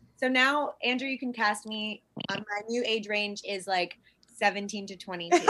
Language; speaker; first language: English; native; English